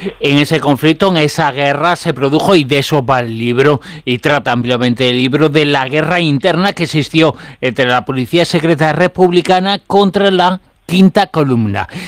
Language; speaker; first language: Spanish; native; Spanish